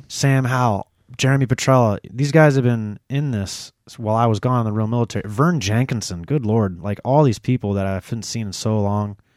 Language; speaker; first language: English; native; English